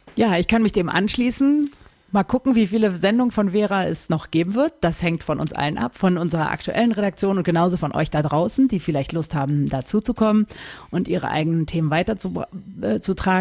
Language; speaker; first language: German; native; German